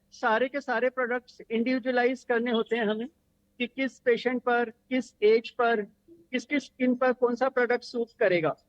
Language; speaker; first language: Hindi; native; Hindi